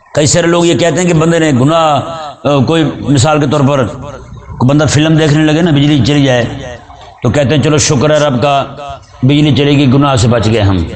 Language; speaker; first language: Urdu; non-native, local second language; Punjabi